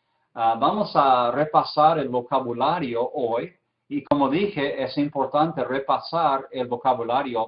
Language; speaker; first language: Spanish; non-native, fluent; English